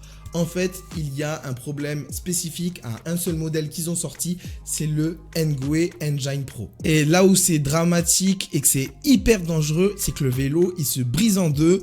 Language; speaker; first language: French; native; French